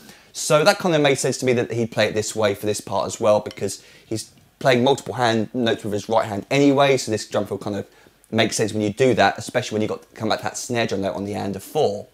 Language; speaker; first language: English; native; English